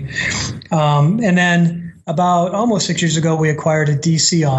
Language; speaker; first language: English; native; English